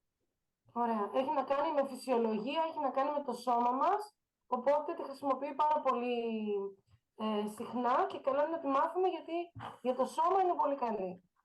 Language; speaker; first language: Greek; native; Greek